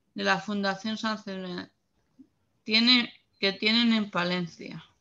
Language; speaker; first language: Spanish; native; Spanish